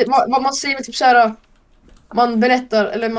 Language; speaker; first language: Swedish; native; Swedish